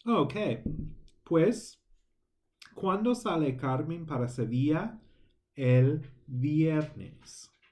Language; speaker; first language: Spanish; non-native, fluent; English